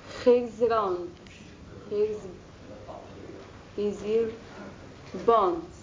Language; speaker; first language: Dutch; non-native, learner; Arabic